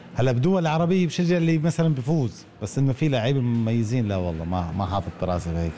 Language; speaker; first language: Arabic; native; Arabic